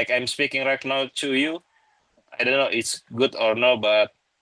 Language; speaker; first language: English; non-native, learner; Indonesian